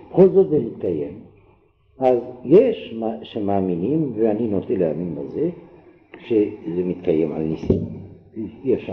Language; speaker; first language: Hebrew; non-native, fluent; French